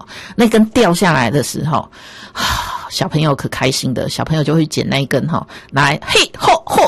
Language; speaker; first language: Chinese; native; Chinese